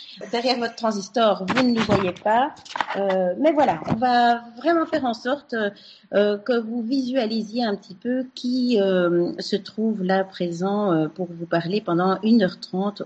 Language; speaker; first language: French; native; French